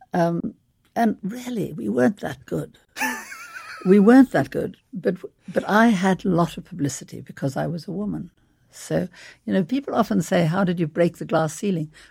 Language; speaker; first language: English; native; English